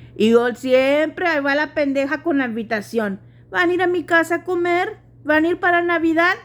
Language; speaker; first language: Spanish; early bilingual, heritage; Spanish